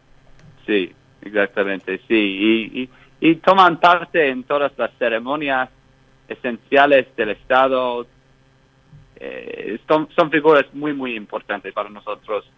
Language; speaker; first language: Spanish; non-native, fluent; English